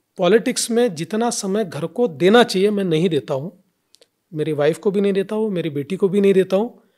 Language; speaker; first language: Hindi; non-native, local second language; Marathi